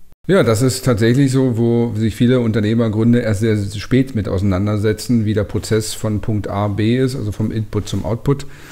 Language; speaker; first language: German; native; German